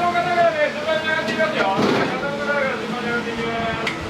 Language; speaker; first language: Japanese; native; Japanese